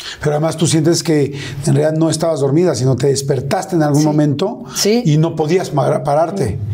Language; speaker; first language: Spanish; native; Spanish